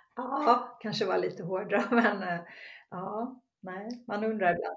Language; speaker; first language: Swedish; native; Swedish